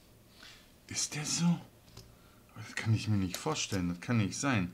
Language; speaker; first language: German; native; German